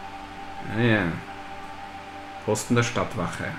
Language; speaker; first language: German; native; German